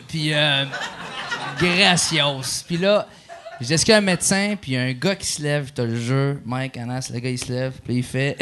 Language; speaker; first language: French; early bilingual, other home language; Arabic